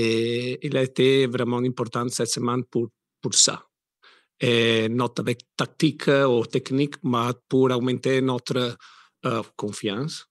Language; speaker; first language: French; non-native, learner; Italian